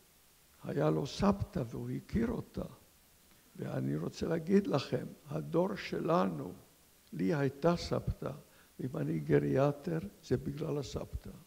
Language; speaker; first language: Hebrew; non-native, fluent; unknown